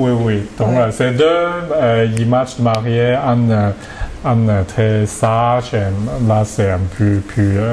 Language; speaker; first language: French; non-native, learner; Cantonese